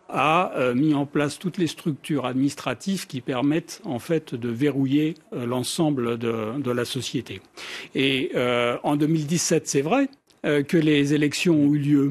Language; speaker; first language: French; native; French